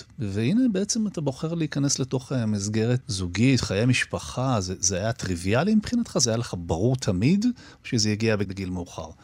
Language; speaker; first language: Hebrew; native; Hebrew